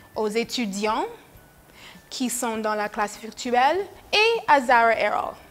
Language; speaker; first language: French; non-native, fluent; English